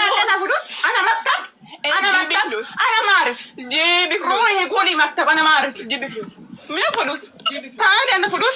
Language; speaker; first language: Arabic; non-native, learner; Amharic